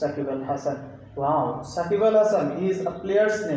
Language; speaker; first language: English; non-native, fluent; Bangla